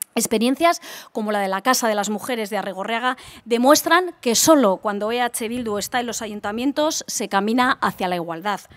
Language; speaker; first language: Spanish; native; Spanish